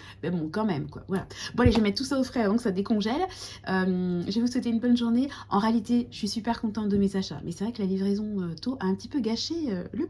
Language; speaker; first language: French; native; French